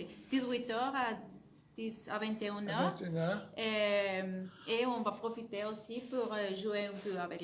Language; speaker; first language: French; non-native, fluent; Spanish